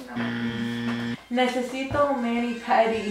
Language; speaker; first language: Spanish; early bilingual, heritage; Spanish